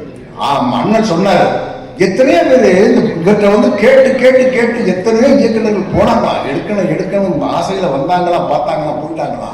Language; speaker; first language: Tamil; native; Tamil